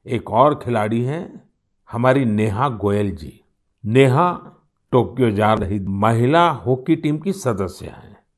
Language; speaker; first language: Hindi; non-native, local second language; Gujarati